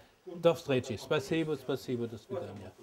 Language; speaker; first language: Russian; non-native, learner; German